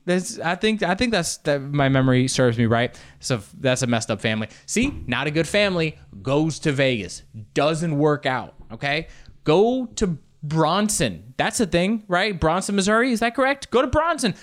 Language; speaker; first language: English; early bilingual, other home language; Spanish